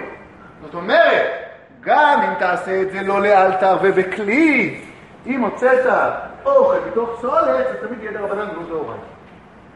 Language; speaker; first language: Hebrew; native; Hebrew